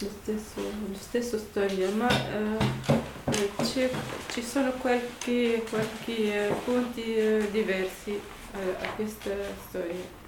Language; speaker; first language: Italian; non-native, learner; Arabic